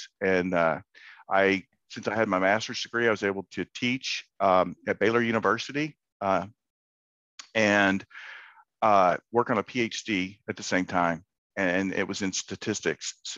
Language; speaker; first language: English; native; English